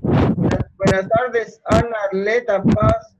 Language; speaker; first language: Spanish; native; Spanish